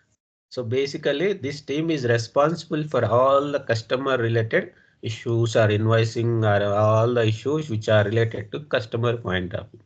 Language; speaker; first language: English; non-native, local second language; Telugu